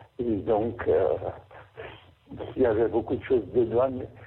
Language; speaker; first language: French; non-native, fluent; Portuguese